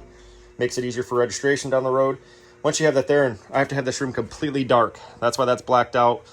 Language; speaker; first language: English; native; English